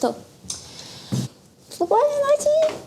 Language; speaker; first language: Russian; native; Russian